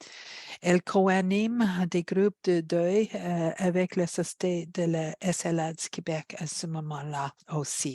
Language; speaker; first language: French; non-native, fluent; English